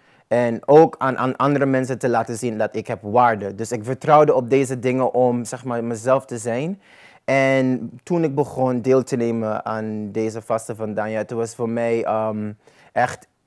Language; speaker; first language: Dutch; non-native, local second language; Papiamento